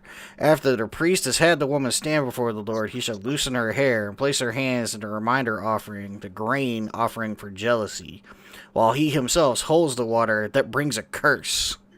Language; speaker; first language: English; native; English